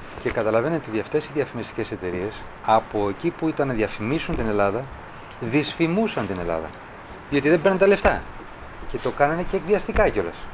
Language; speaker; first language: Greek; native; Greek